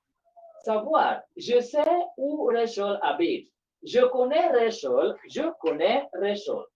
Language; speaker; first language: French; non-native, fluent; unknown